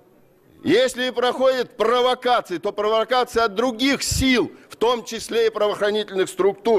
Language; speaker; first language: Russian; native; Russian